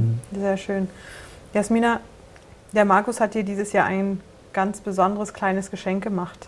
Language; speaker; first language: German; native; German